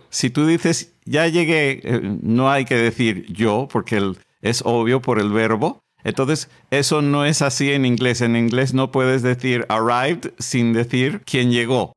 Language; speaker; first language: Spanish; non-native, fluent; English